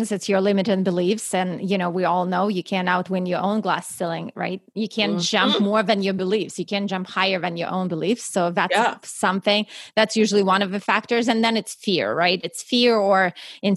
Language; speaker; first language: English; non-native, fluent; Russian